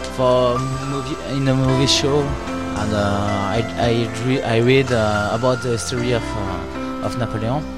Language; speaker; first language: English; non-native, learner; French